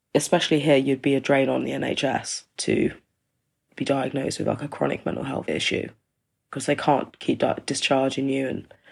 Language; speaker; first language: English; native; English